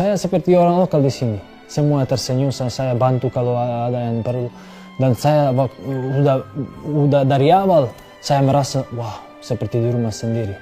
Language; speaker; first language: Indonesian; non-native, fluent; Serbian